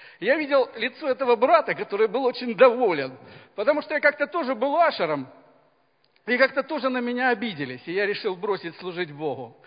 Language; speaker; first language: Russian; native; Russian